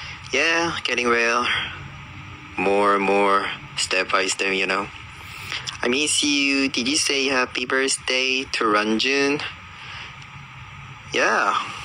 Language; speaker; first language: English; non-native, learner; Korean